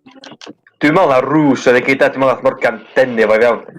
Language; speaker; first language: Welsh; native; Welsh